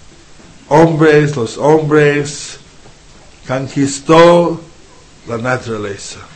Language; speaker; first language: Spanish; non-native, fluent; English